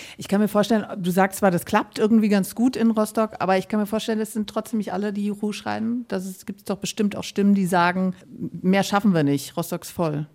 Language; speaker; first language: German; native; German